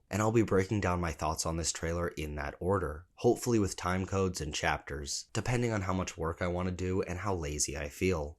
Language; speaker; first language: English; native; English